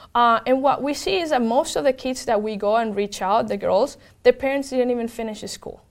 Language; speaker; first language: English; non-native, fluent; Spanish